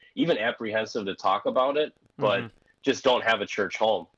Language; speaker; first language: English; native; English